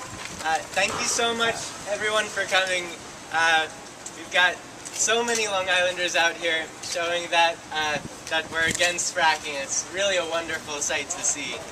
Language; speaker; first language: English; native; English